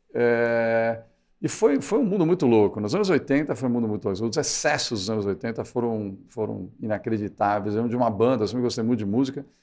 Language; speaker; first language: Portuguese; early bilingual, other home language; Spanish